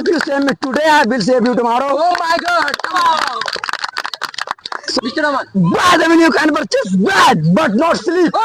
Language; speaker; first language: English; non-native, learner; Hindi